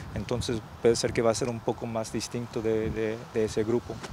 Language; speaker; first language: Spanish; non-native, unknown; English